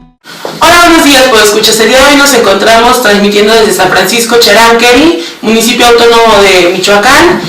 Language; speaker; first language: Spanish; native; Spanish